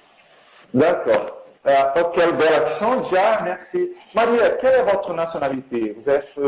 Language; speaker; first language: French; non-native, fluent; Portuguese